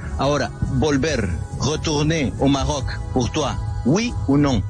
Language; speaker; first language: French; non-native, learner; Spanish